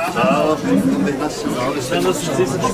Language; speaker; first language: Turkish; non-native, local second language; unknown